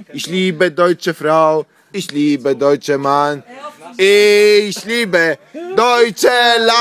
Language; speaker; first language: German; non-native, fluent; Polish